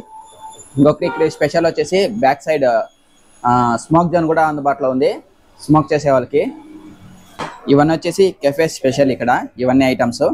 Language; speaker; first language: Telugu; native; Telugu